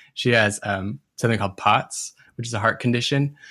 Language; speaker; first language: English; native; English